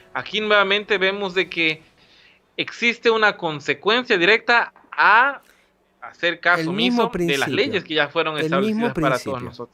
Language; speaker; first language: Spanish; native; Spanish